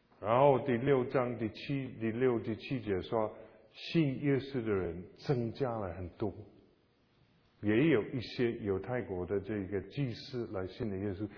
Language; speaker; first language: Chinese; non-native, fluent; English